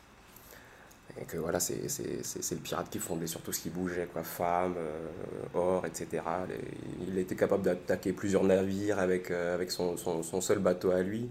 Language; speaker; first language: French; native; French